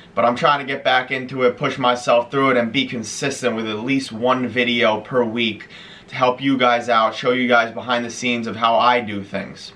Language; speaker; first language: English; native; English